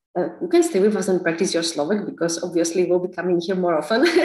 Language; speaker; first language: English; non-native, fluent; Slovak